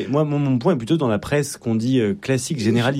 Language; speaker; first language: French; native; French